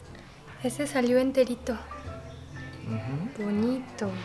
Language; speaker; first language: Spanish; non-native, fluent; Korean